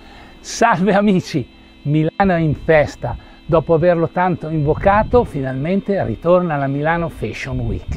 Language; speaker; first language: Italian; native; Italian